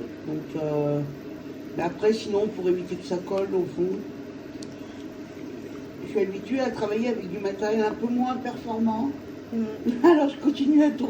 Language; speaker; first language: French; native; French